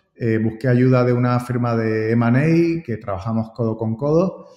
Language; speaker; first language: Spanish; native; Spanish